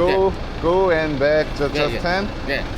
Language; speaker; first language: English; non-native, learner; Korean